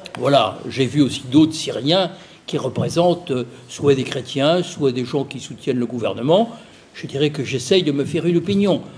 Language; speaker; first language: French; native; French